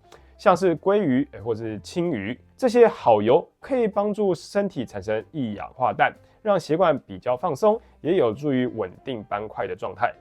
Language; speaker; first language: Chinese; native; Chinese